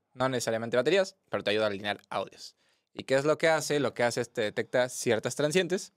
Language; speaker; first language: Spanish; native; Spanish